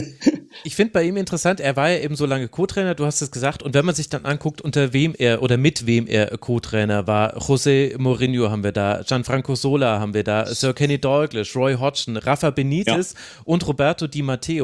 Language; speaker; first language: German; native; German